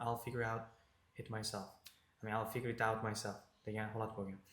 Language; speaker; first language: English; non-native, fluent; Uzbek